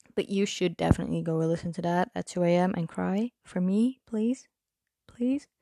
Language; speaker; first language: English; non-native, fluent; Dutch